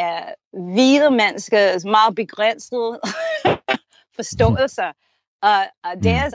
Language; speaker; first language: Danish; non-native, fluent; English